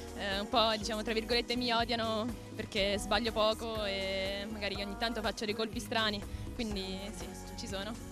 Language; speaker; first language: Italian; native; Italian